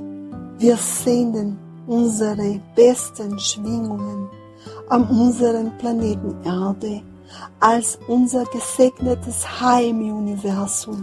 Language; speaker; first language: German; non-native, fluent; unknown